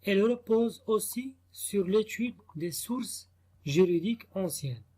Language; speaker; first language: French; non-native, local second language; Arabic